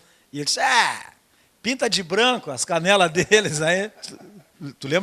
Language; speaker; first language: Portuguese; native; Portuguese